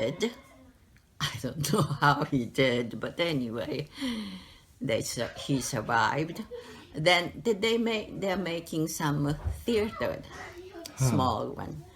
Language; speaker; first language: English; non-native, learner; Japanese